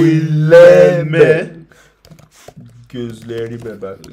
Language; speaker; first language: Turkish; non-native, learner; English